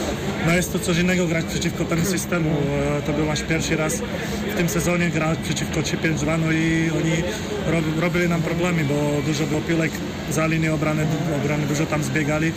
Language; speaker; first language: Polish; non-native, fluent; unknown